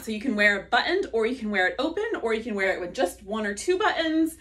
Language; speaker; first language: English; native; English